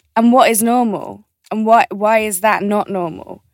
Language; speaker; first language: English; native; English